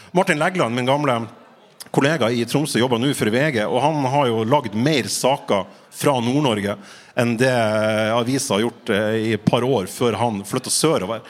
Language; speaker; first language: Norwegian; native; Norwegian